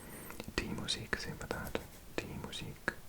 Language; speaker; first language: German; non-native, learner; English